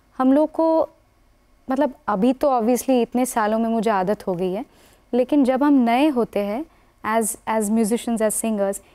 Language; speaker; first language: Hindi; non-native, local second language; Bangla